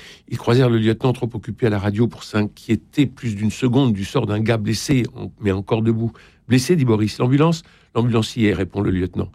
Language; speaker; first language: French; native; French